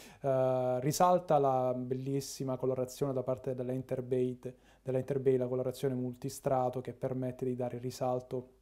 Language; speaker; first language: Italian; native; Italian